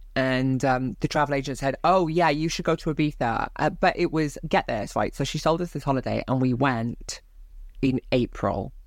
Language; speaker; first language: English; native; English